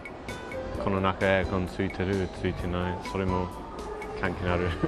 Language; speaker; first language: Japanese; non-native, learner; English